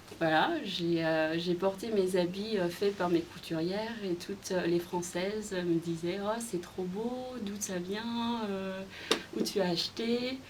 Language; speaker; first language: French; early bilingual, other home language; Khmer